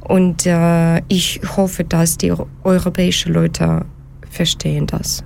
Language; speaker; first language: German; non-native, learner; Ukrainian